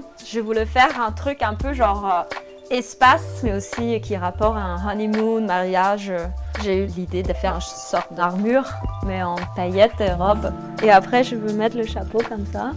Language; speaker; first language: French; non-native, fluent; Danish